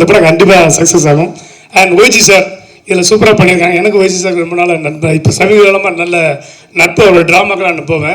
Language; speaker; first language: Tamil; native; Tamil